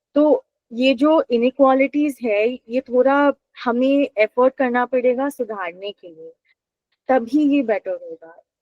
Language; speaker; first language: Hindi; native; Hindi